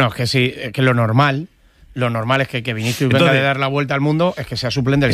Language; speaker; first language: Spanish; native; Spanish